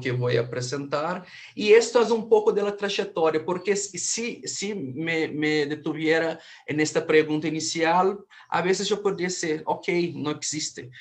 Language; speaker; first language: Spanish; non-native, fluent; Portuguese